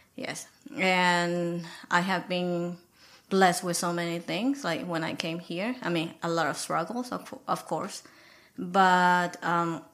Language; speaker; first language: English; non-native, fluent; Burmese